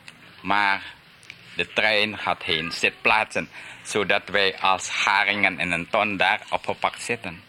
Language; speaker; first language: Dutch; early bilingual, heritage; Dutch